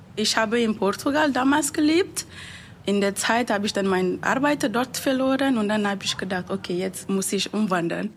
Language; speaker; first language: German; non-native, fluent; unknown